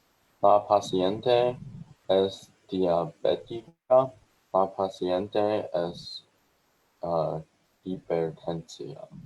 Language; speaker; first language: Spanish; non-native, learner; English